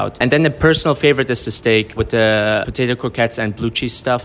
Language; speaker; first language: English; non-native, fluent; German